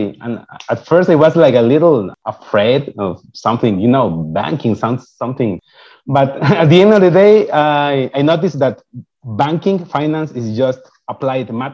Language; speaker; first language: English; non-native, fluent; Spanish